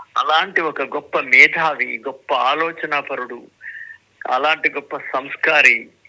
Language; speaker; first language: Telugu; native; Telugu